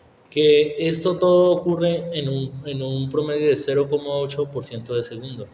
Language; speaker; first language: Spanish; native; Spanish